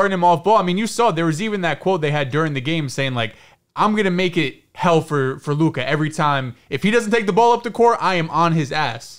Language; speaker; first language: English; native; English